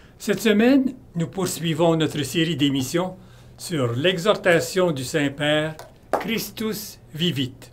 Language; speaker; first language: French; native; French